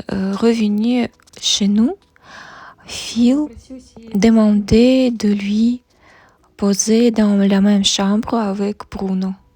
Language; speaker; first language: French; non-native, learner; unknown